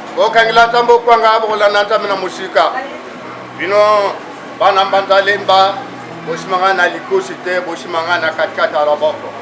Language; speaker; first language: Lingala; non-native, local second language; Kongo